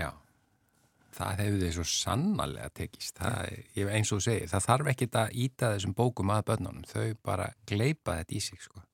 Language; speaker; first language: Icelandic; native; Icelandic